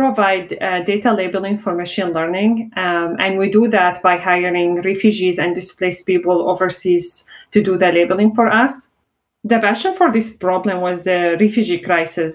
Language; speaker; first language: English; non-native, fluent; Arabic